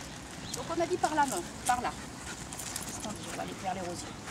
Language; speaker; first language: French; native; French